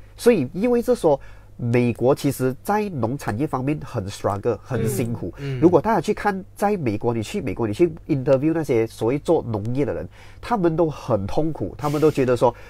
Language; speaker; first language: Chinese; native; Chinese